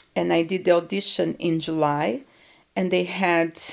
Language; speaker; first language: English; non-native, fluent; Portuguese